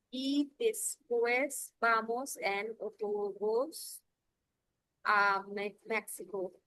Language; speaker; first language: Spanish; non-native, learner; Bangla